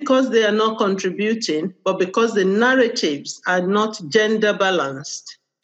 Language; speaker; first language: English; non-native, local second language; Yoruba